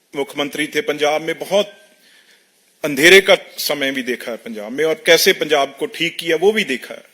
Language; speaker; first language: Hindi; non-native, local second language; Punjabi